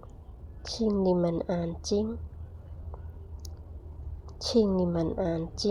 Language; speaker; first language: Chinese; non-native, fluent; Khmer